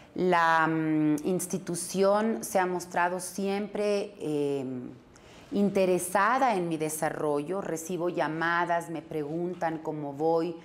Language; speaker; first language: Spanish; native; Spanish